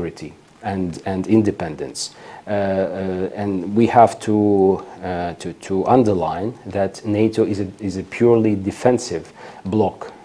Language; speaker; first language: English; non-native, fluent; Ukrainian